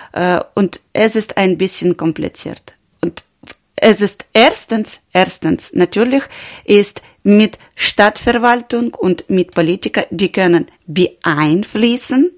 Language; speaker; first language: German; non-native, learner; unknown